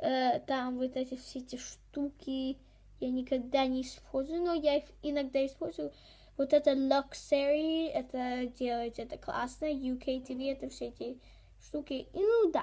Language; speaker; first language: Russian; early bilingual, heritage; Russian